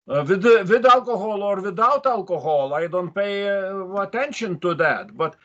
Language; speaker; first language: English; non-native, fluent; Lithuanian